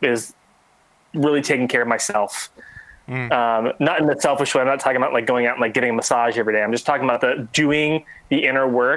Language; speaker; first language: English; native; English